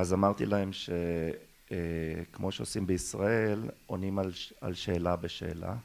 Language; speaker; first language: Hebrew; non-native, local second language; German